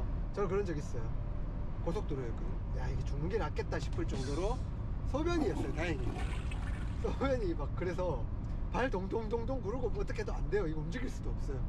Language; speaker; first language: Korean; native; Korean